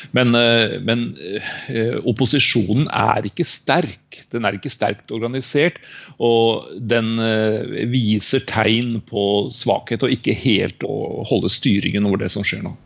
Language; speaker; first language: Norwegian; native; Norwegian